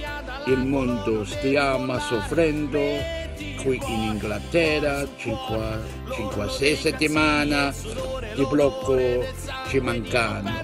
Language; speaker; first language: Italian; non-native, learner; English